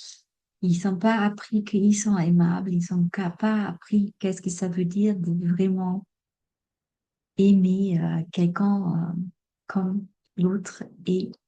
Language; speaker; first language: French; non-native, fluent; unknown